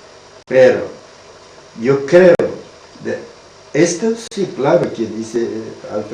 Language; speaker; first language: Spanish; non-native, learner; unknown